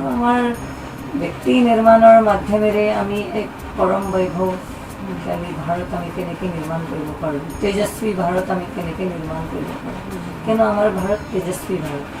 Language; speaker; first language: Assamese; non-native, fluent; Marathi